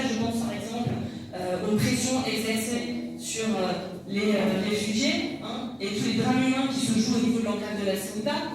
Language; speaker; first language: French; native; French